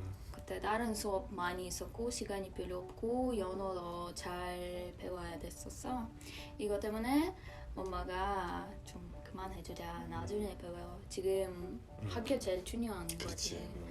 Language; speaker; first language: Korean; non-native, learner; Russian